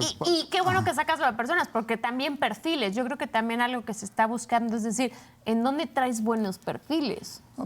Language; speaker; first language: Spanish; native; Spanish